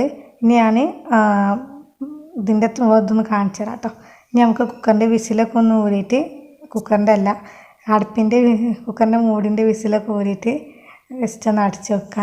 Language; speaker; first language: Malayalam; native; Malayalam